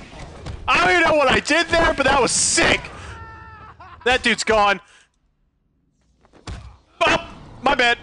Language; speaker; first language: English; native; English